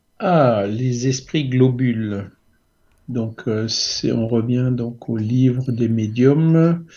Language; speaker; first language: French; native; French